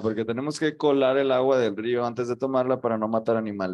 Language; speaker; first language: Spanish; native; Spanish